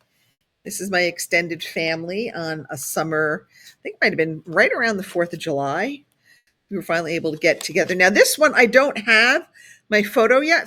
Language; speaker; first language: English; native; English